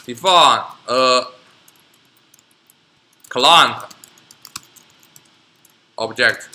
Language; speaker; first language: English; non-native, learner; Chinese